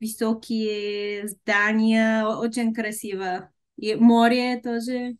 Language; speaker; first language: Russian; non-native, learner; Bulgarian